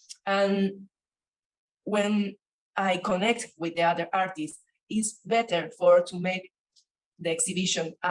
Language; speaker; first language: English; non-native, learner; Spanish